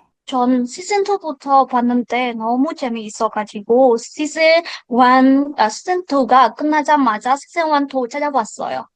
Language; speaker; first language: Korean; non-native, learner; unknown